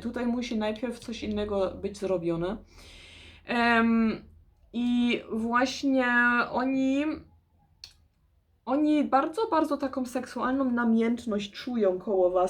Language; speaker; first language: Polish; early bilingual, heritage; Polish